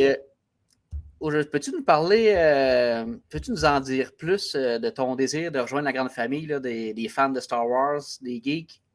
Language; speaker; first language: French; native; French